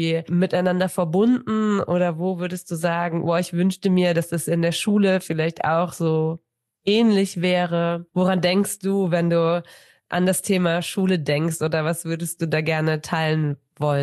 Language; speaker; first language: German; native; German